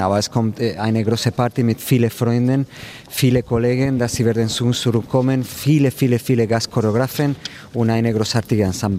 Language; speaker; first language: German; non-native, fluent; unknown